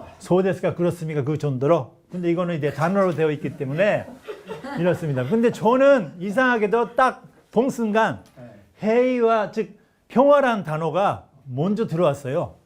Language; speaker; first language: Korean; non-native, fluent; Japanese